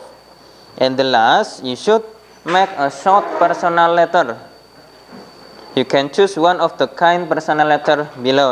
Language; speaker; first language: English; non-native, fluent; Indonesian